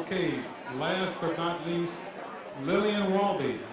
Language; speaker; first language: English; native; English